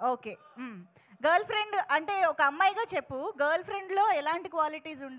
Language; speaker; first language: Telugu; native; Telugu